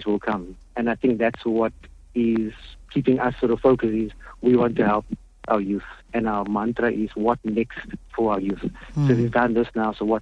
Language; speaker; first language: English; native; English